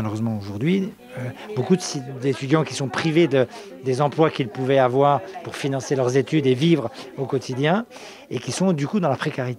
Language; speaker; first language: French; native; French